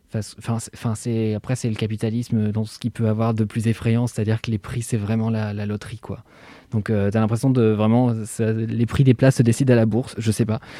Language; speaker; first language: French; native; French